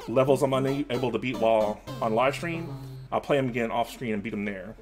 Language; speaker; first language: English; native; English